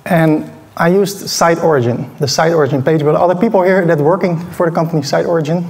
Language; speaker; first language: English; non-native, fluent; Dutch